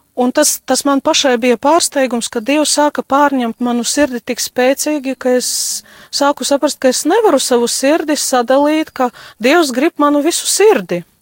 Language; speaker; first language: Latvian; non-native, local second language; Russian